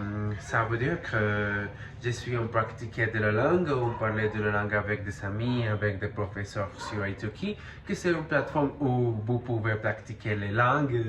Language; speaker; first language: French; non-native, learner; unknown